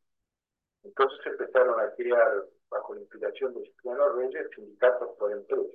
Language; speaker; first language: Spanish; native; Spanish